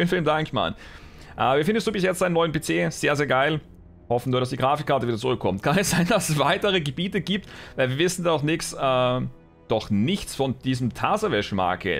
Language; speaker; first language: German; native; German